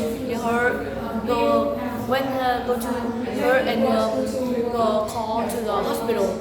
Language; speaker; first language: English; non-native, learner; Vietnamese